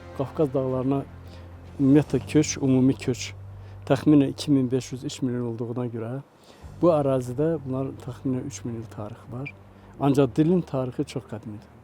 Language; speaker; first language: Azerbaijani; non-native, local second language; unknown